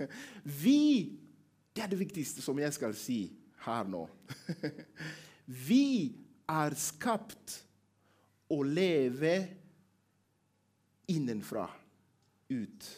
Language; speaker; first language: Swedish; non-native, learner; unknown